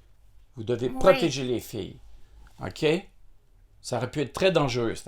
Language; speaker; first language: French; native; French